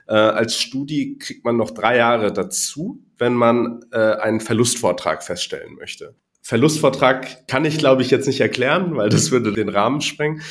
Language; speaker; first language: German; non-native, fluent; Cantonese